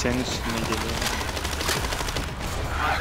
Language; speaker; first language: Turkish; early bilingual, heritage; Turkish